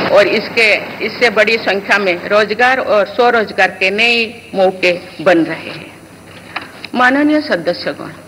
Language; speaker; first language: Hindi; non-native, local second language; Santali